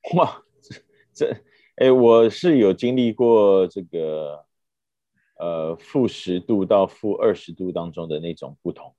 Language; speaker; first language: Chinese; native; Chinese